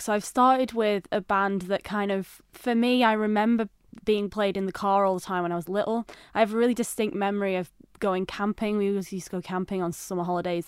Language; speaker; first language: English; native; English